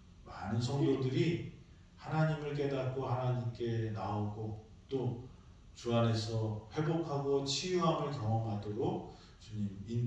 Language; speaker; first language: Korean; native; Korean